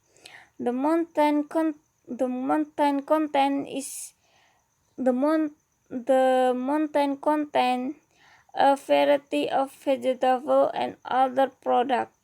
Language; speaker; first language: English; non-native, learner; Indonesian